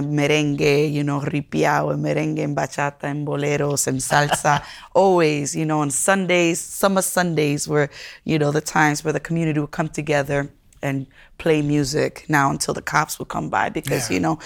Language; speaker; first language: English; early bilingual, other home language; Spanish